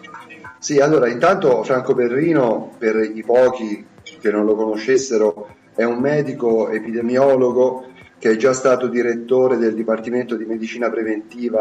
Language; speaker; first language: Italian; native; Italian